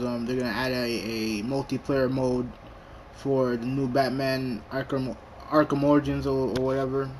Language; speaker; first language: English; native; English